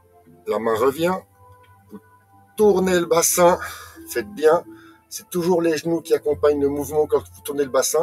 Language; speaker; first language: French; native; French